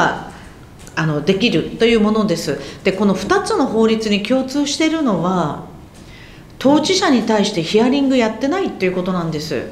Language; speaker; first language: Japanese; native; Japanese